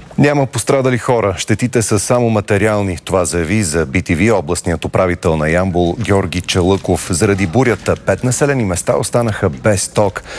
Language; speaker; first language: Bulgarian; native; Bulgarian